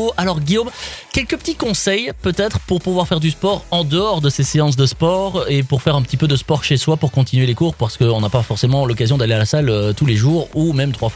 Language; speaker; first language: French; native; French